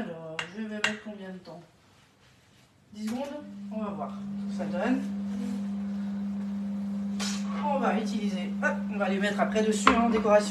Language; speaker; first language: French; native; French